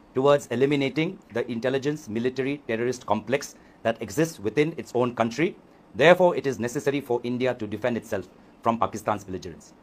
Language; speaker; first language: English; non-native, local second language; Assamese